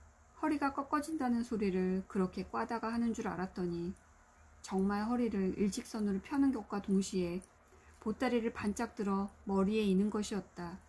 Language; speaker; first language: Korean; native; Korean